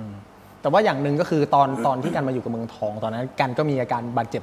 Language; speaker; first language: Thai; native; Thai